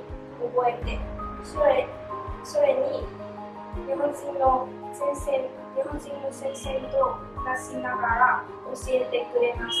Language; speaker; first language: Japanese; non-native, learner; Vietnamese